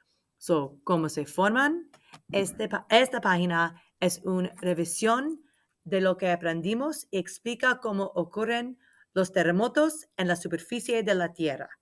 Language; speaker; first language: Spanish; non-native, learner; English